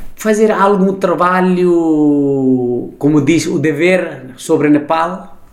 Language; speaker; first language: Portuguese; non-native, fluent; Nepali